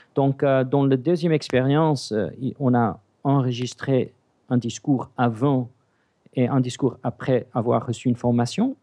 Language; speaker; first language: French; non-native, fluent; English